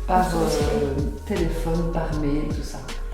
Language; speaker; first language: French; native; French